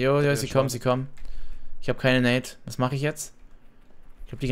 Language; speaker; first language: German; native; German